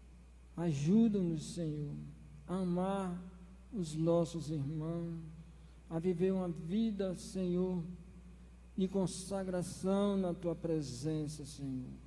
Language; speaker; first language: Portuguese; native; Portuguese